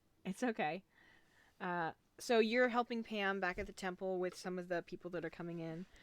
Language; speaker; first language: English; native; English